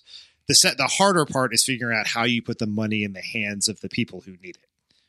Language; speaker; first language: English; native; English